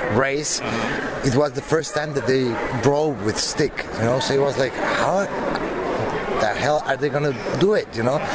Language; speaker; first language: English; non-native, fluent; Spanish